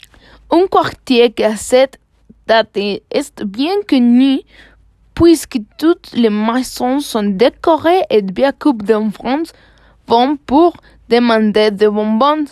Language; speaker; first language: French; non-native, learner; Spanish